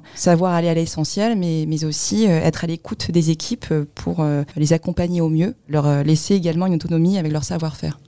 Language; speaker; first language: French; native; French